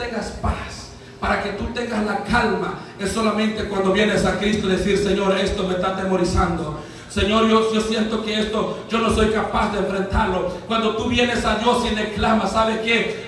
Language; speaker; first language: Spanish; native; Spanish